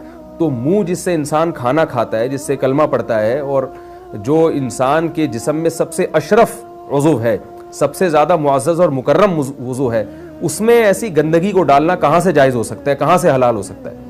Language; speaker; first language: Urdu; native; Urdu